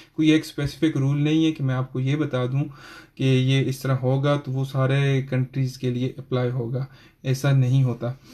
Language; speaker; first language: Urdu; non-native, local second language; Punjabi